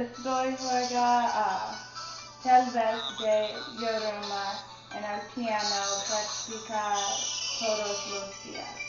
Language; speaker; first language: Spanish; non-native, learner; English